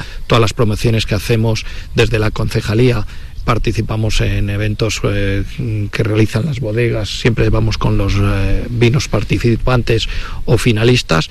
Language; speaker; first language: Spanish; native; Spanish